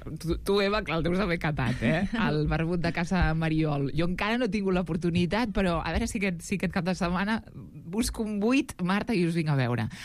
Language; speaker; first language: Catalan; native; Catalan